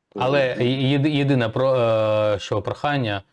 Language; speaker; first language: Ukrainian; non-native, local second language; Russian